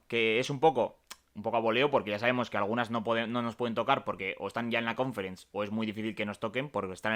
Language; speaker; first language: Spanish; native; Spanish